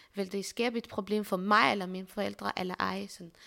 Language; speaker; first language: Danish; non-native, fluent; Arabic